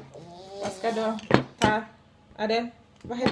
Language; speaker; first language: Swedish; non-native, learner; Filipino